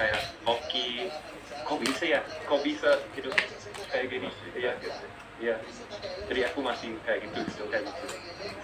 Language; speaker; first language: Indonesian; non-native, learner; English